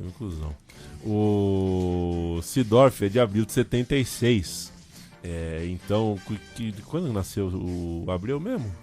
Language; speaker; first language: Portuguese; native; Portuguese